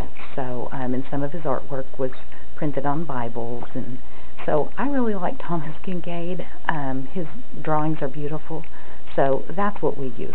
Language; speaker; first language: English; native; English